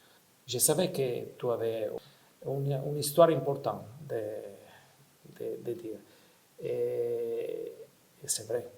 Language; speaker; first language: French; non-native, fluent; Italian